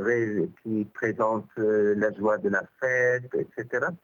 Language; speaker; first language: French; non-native, local second language; Arabic